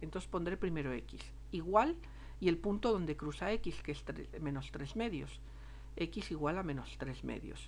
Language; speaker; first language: Spanish; native; Spanish